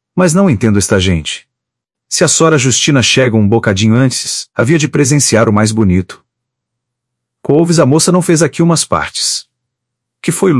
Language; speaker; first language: Portuguese; native; Portuguese